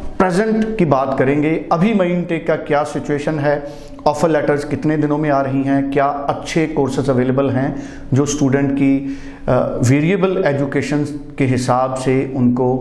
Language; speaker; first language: Hindi; non-native, local second language; Punjabi